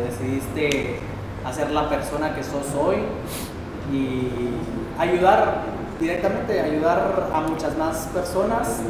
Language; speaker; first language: Spanish; native; Spanish